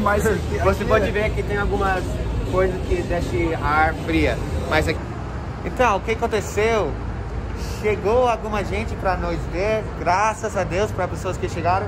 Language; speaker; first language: Portuguese; non-native, fluent; English